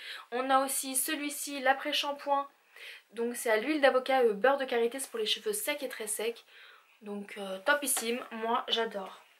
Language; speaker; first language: French; native; French